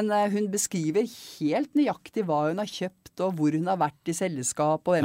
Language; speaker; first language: Norwegian; native; Norwegian